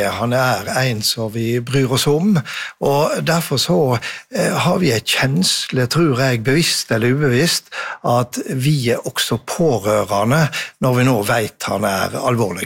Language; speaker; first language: Norwegian; native; Norwegian